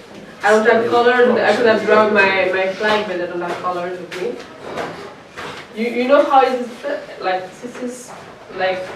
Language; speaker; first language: English; non-native, fluent; French